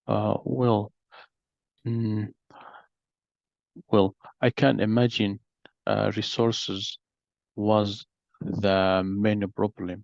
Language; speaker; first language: English; non-native, learner; Arabic